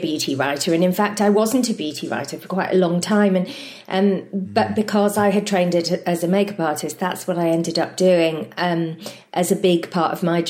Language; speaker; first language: English; native; English